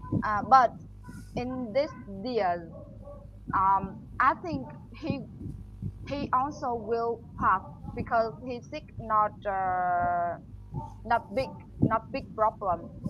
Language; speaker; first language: English; non-native, learner; Vietnamese